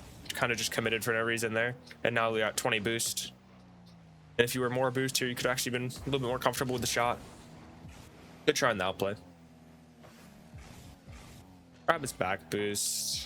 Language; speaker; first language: English; native; English